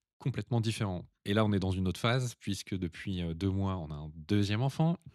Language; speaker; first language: French; native; French